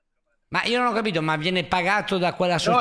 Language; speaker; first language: Italian; native; Italian